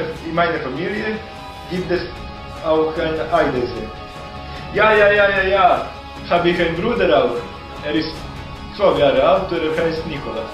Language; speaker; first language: German; non-native, learner; Serbian